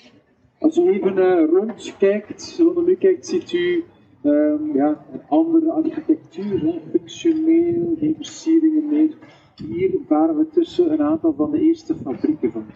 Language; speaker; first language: Dutch; native; Dutch